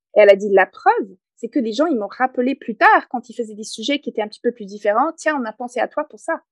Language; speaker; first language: French; non-native, fluent; English